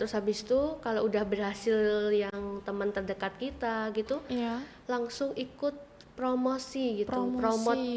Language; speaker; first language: Indonesian; native; Indonesian